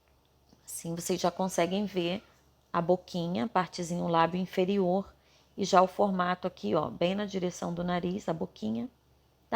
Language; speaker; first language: Portuguese; native; Portuguese